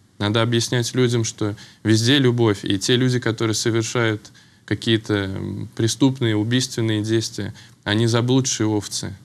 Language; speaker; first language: Russian; native; Russian